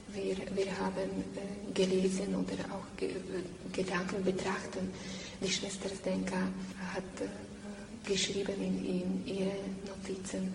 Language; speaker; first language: German; non-native, learner; Slovak